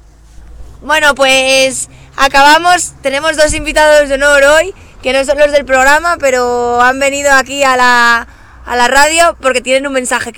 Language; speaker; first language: Spanish; native; Spanish